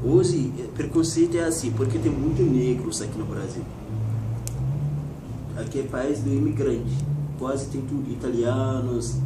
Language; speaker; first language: Portuguese; non-native, learner; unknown